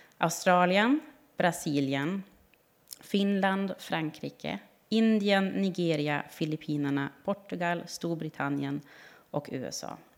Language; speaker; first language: Swedish; non-native, fluent; German